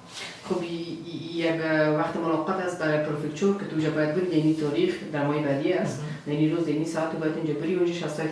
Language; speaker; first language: Persian; native; Persian